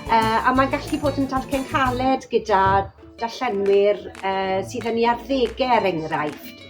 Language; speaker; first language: Welsh; native; Welsh